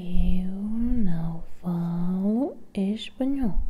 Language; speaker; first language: Portuguese; non-native, learner; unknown